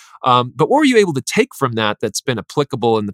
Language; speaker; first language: English; native; English